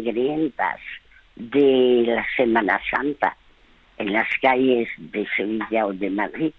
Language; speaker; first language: Spanish; early bilingual, other home language; French